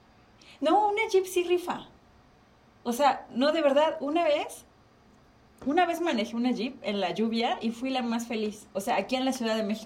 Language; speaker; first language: Spanish; native; Spanish